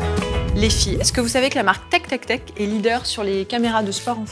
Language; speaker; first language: French; native; French